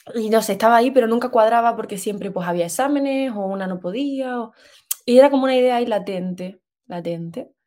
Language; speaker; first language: Spanish; native; Spanish